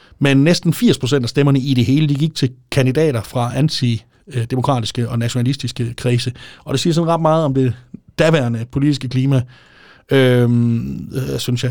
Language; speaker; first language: Danish; native; Danish